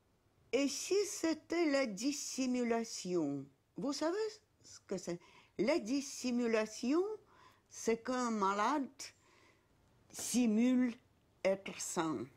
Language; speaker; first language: French; non-native, fluent; Russian